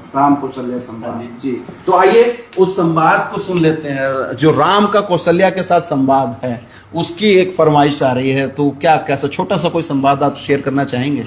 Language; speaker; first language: Hindi; native; Hindi